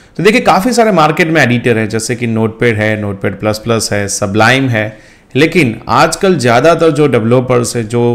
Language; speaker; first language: Hindi; non-native, local second language; Gujarati